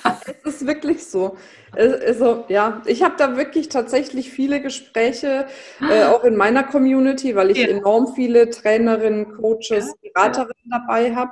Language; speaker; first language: German; native; German